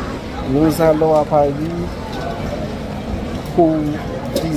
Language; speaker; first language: French; non-native, learner; Haitian Creole